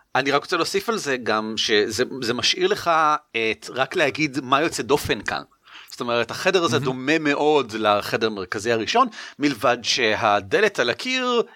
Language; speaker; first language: Hebrew; native; Hebrew